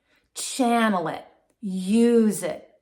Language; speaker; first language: English; native; English